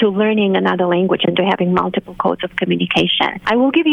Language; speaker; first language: English; non-native, fluent; Romanian